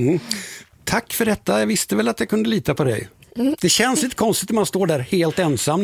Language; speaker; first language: Swedish; native; Swedish